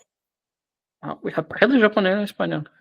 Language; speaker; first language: French; non-native, fluent; Portuguese